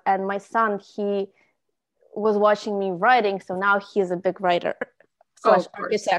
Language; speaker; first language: English; non-native, fluent; Russian